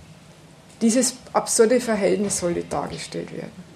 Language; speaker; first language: German; native; German